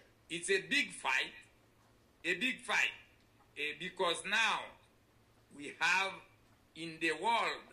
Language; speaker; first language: English; non-native, learner; Haitian Creole